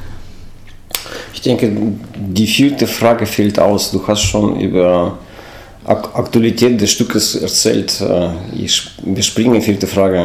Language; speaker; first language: German; non-native, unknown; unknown